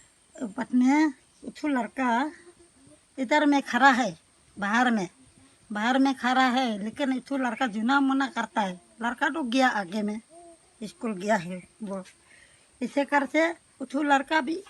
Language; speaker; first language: Hindi; non-native, local second language; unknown